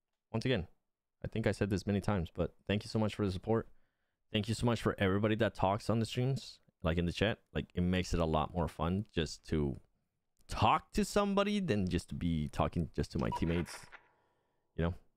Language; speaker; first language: English; early bilingual, other home language; Spanish